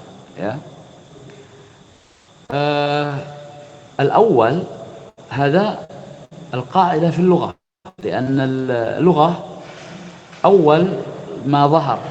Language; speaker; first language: Arabic; non-native, fluent; Indonesian